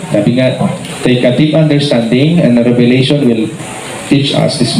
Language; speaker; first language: English; non-native, local second language; Filipino